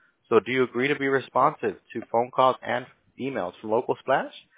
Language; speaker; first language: English; early bilingual, other home language; Spanish